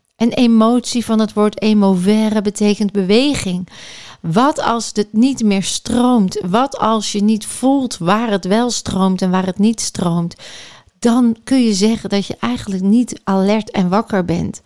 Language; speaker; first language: Dutch; native; Dutch